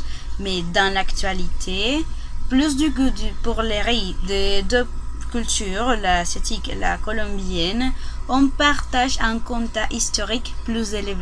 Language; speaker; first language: French; non-native, learner; Spanish